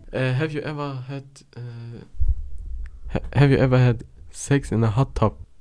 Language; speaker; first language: English; non-native, learner; German